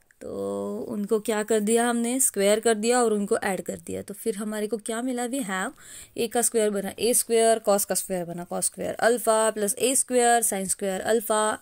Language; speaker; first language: Hindi; non-native, local second language; Marathi